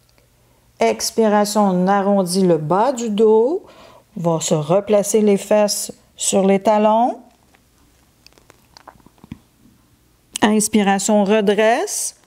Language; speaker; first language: French; native; French